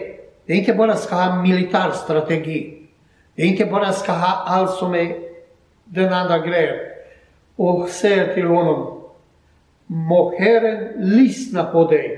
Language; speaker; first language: Swedish; non-native, learner; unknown